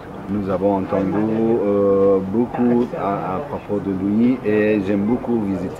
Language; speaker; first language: French; non-native, learner; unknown